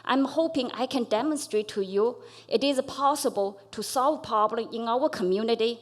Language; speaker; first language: English; non-native, fluent; Chinese